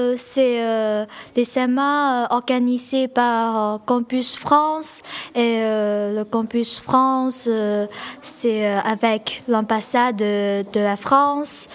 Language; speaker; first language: French; non-native, learner; Chinese